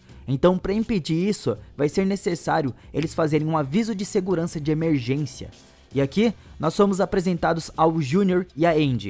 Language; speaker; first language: Portuguese; native; Portuguese